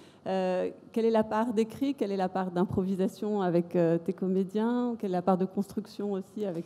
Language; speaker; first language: French; native; French